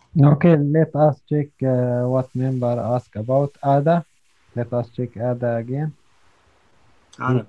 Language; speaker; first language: English; non-native, learner; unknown